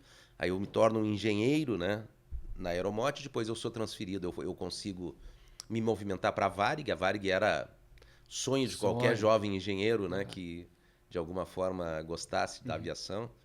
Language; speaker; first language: Portuguese; native; Portuguese